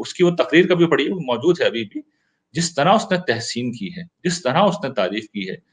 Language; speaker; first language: Urdu; native; Urdu